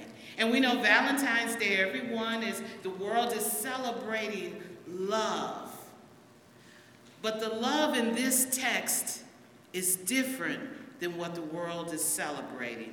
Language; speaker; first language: English; native; English